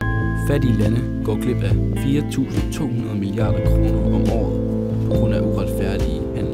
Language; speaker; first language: Danish; native; Danish